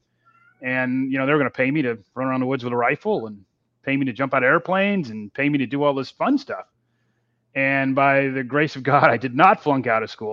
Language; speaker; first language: English; native; English